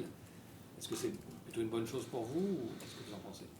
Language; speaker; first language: French; native; French